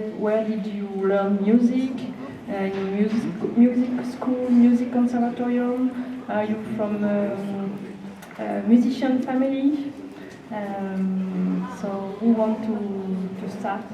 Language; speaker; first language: English; non-native, learner; French